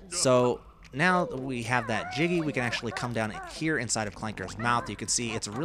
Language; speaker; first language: English; native; English